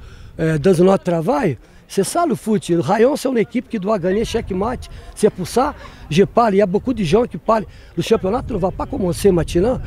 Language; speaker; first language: French; non-native, learner; Portuguese